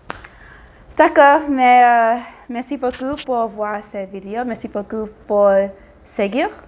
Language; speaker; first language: French; non-native, learner; English